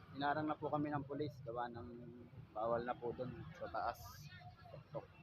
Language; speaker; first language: Filipino; native; Filipino